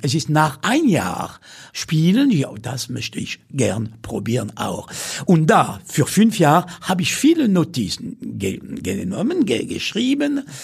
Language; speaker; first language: German; non-native, fluent; French